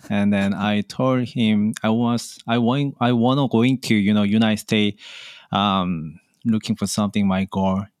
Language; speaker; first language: English; non-native, learner; Korean